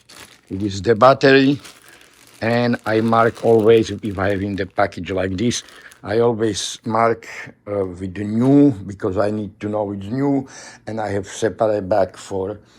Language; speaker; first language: English; non-native, learner; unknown